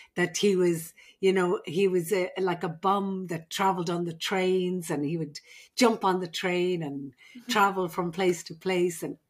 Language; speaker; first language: English; native; English